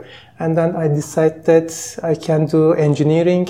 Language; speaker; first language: English; non-native, learner; Turkish